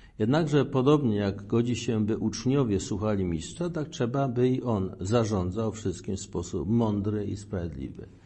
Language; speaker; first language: Polish; native; Polish